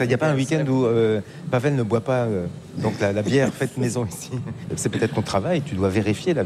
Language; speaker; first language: French; native; French